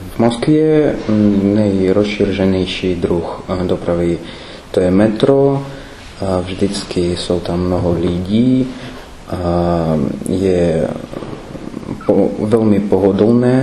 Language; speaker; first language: Slovak; non-native, learner; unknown